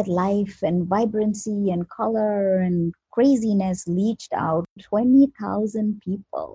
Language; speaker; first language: English; non-native, local second language; Malayalam